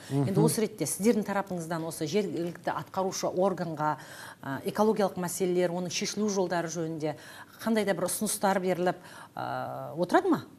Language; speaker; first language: Kazakh; native; Kazakh